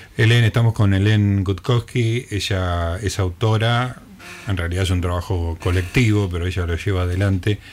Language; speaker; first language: Spanish; native; Spanish